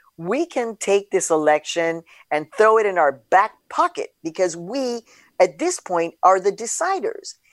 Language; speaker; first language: English; early bilingual, other home language; Spanish